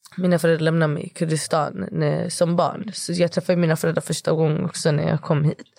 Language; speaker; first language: Swedish; early bilingual, other home language; Kurdish